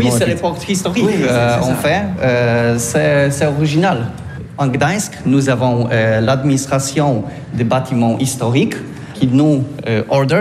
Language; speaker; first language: French; non-native, learner; Polish